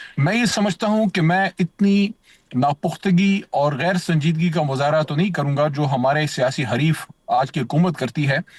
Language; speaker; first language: Urdu; non-native, local second language; Pashto